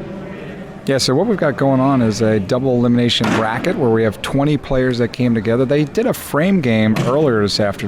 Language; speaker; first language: English; native; English